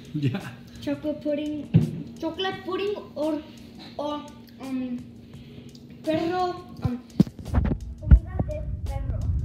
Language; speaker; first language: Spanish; early bilingual, other home language; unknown